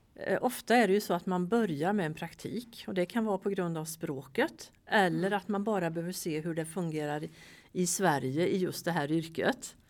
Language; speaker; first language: Swedish; native; Swedish